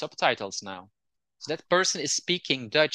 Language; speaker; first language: English; non-native, fluent; Dutch